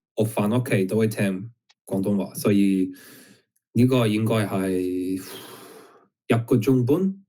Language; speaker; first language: Cantonese; non-native, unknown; English